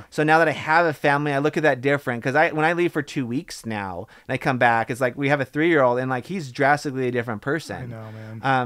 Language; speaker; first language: English; native; English